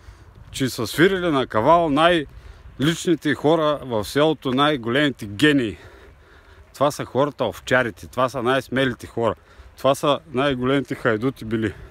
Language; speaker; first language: Bulgarian; native; Bulgarian